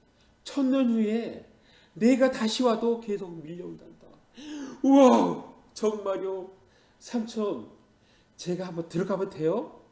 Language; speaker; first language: Korean; native; Korean